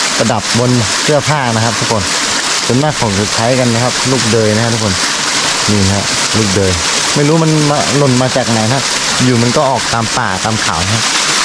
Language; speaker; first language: Thai; non-native, local second language; Karen languages